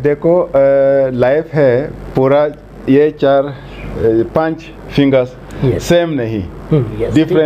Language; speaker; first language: Hindi; non-native, learner; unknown